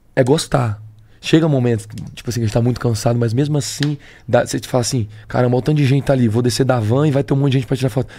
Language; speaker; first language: Portuguese; native; Portuguese